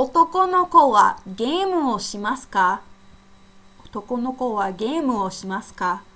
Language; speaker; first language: Japanese; non-native, fluent; English